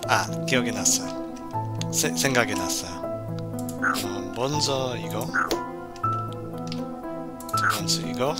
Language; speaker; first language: Korean; non-native, learner; English